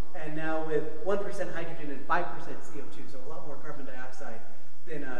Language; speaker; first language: English; native; English